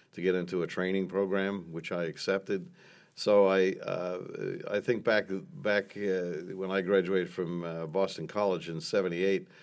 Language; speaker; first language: English; native; English